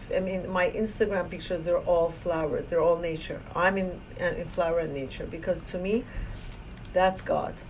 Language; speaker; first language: English; non-native, fluent; Persian